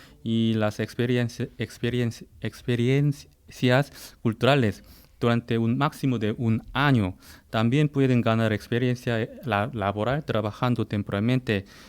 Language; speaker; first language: Spanish; non-native, fluent; Korean